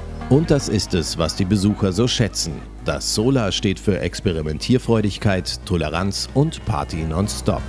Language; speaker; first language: German; native; German